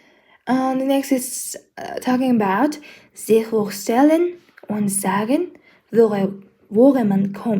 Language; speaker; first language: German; non-native, learner; Mongolian